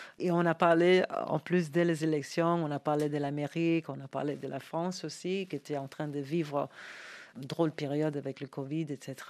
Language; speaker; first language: French; non-native, fluent; English